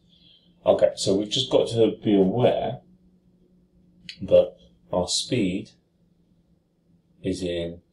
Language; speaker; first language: English; native; English